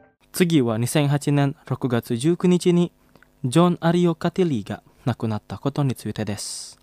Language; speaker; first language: Japanese; non-native, fluent; Indonesian